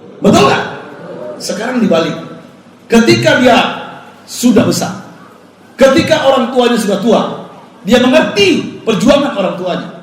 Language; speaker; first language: Indonesian; native; Indonesian